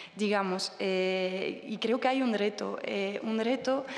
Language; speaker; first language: Spanish; non-native, fluent; French